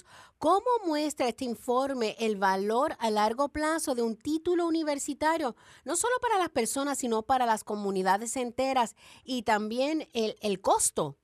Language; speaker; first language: Spanish; native; Spanish